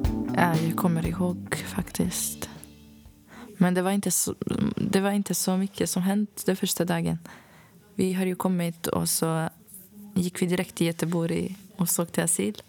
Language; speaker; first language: Swedish; non-native, fluent; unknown